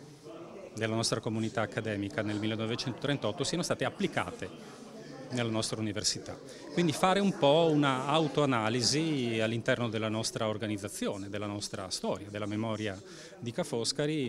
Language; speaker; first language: Italian; native; Italian